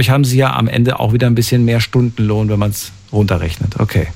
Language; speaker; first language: German; native; German